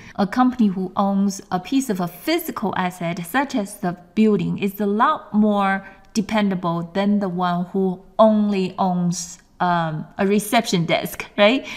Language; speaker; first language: English; non-native, fluent; Chinese